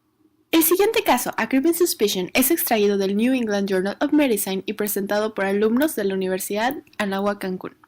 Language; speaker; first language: Spanish; native; Spanish